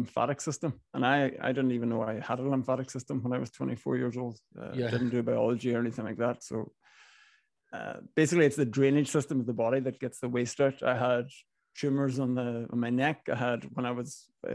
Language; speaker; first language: English; native; English